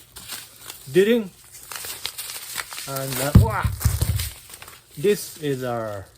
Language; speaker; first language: English; non-native, learner; Japanese